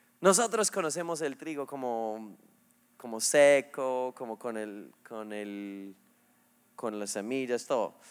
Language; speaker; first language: Spanish; non-native, fluent; English